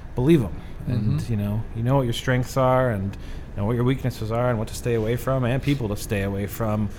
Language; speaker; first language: English; native; English